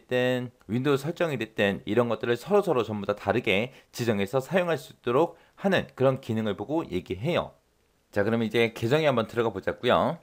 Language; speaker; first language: Korean; native; Korean